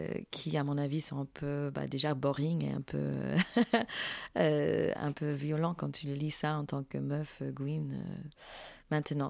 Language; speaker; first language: French; non-native, fluent; English